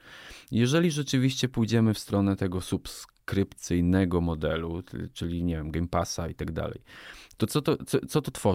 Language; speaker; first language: Polish; native; Polish